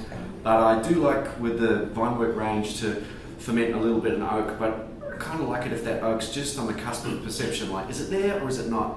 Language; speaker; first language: English; native; English